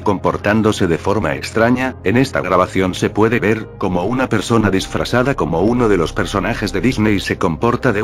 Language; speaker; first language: Spanish; native; Spanish